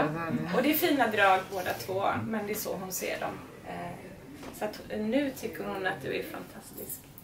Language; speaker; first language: Swedish; native; Swedish